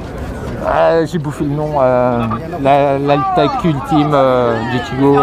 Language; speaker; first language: French; native; French